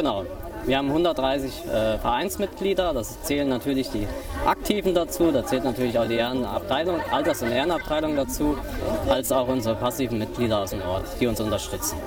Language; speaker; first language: German; native; German